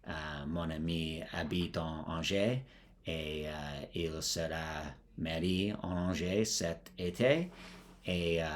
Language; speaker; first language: French; non-native, learner; English